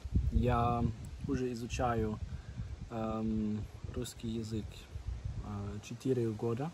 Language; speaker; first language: Russian; non-native, learner; German